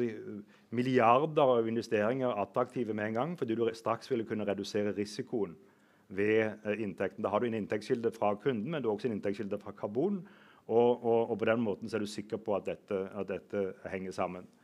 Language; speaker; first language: Norwegian; native; Norwegian